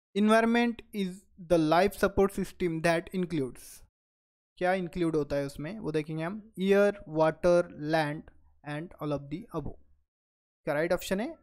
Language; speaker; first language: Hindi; non-native, local second language; Marathi